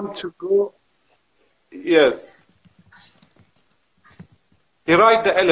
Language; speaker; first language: English; non-native, learner; Kurdish